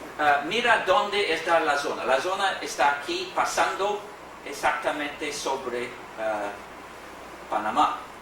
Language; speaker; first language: Spanish; non-native, fluent; English